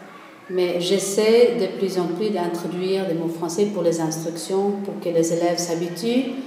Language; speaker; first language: French; non-native, fluent; Swedish